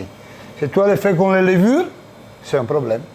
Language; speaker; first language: French; non-native, learner; Italian